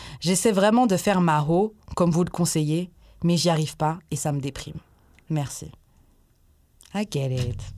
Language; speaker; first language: French; native; French